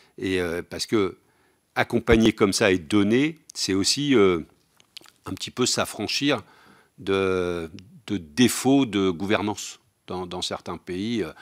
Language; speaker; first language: French; native; French